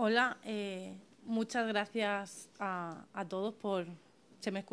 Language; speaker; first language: Spanish; native; Spanish